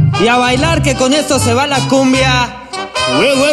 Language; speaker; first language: Spanish; native; Spanish